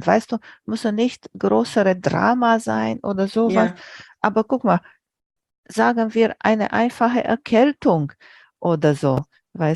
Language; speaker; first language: German; non-native, fluent; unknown